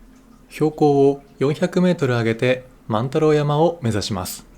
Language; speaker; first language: Japanese; native; Japanese